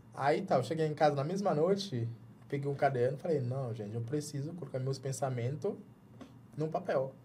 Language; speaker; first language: Portuguese; non-native, fluent; English